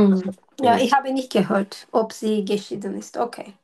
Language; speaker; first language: German; non-native, learner; Turkish